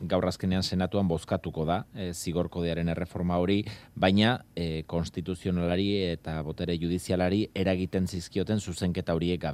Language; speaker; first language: Basque; native; Basque